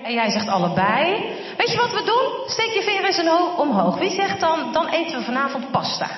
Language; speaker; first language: Dutch; native; Dutch